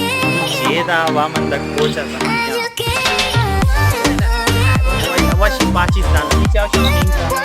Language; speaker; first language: Chinese; non-native, learner; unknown